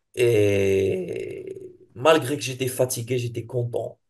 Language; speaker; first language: French; non-native, local second language; Arabic